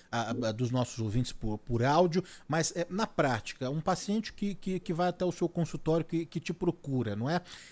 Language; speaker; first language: Portuguese; native; Portuguese